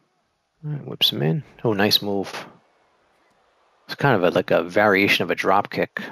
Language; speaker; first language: English; native; English